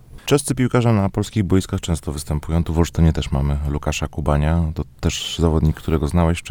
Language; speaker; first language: Polish; native; Polish